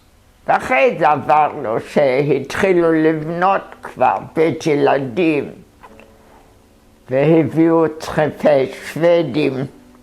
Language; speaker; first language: Hebrew; non-native, fluent; German